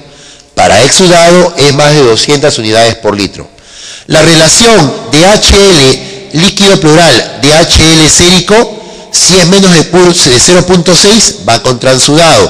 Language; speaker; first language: Spanish; native; Spanish